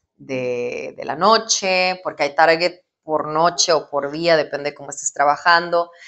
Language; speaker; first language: Spanish; native; Spanish